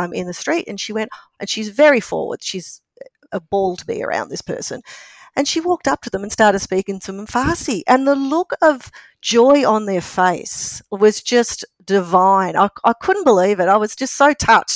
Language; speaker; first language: English; native; English